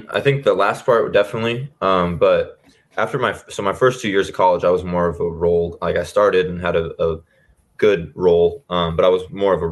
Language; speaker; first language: English; native; English